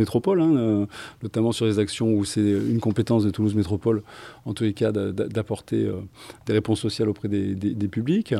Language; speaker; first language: French; native; French